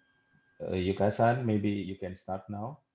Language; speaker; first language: English; non-native, learner; Indonesian